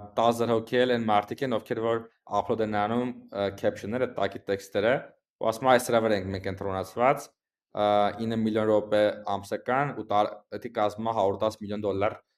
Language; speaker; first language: Armenian; native; Armenian